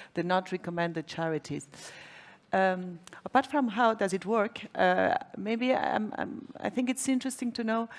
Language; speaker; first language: English; non-native, fluent; Spanish